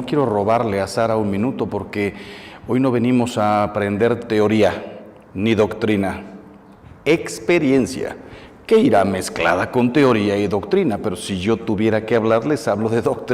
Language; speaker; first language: Spanish; native; Spanish